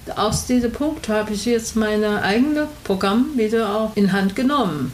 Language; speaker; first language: German; non-native, learner; Chinese